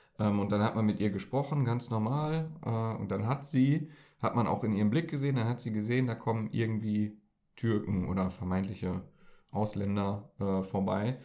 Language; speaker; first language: German; early bilingual, other home language; Turkish